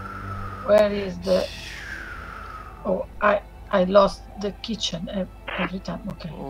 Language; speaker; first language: English; non-native, learner; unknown